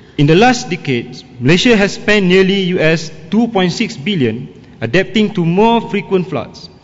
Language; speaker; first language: English; non-native, local second language; Malay